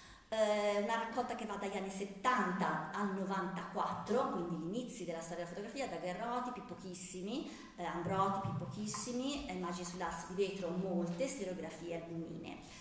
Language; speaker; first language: Italian; native; Italian